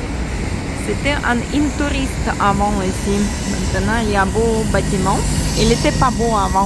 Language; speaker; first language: French; non-native, fluent; Russian